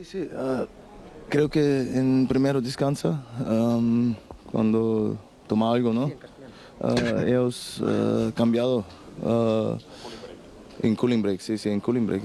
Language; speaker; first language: Spanish; non-native, learner; German